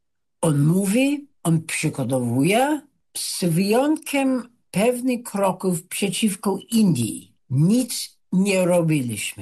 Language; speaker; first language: Polish; non-native, fluent; English